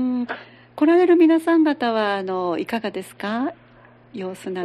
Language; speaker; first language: Japanese; native; Japanese